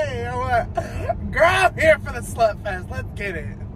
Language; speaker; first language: English; native; English